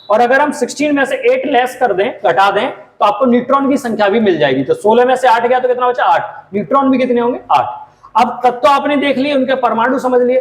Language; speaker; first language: Hindi; native; Hindi